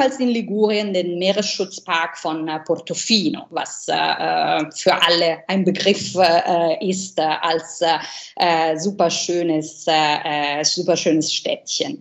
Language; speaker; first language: German; non-native, fluent; Italian